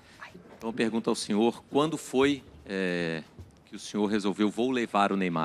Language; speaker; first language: Portuguese; native; Portuguese